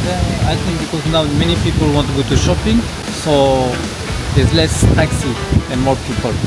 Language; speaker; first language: English; non-native, learner; Arabic